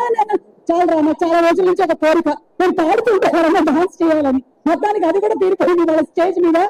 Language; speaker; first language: Telugu; native; Telugu